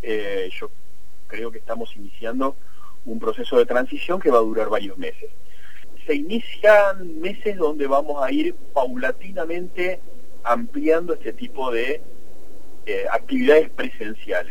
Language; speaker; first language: Spanish; native; Spanish